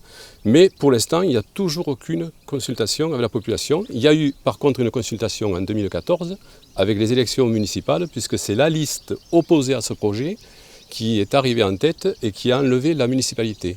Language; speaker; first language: French; native; French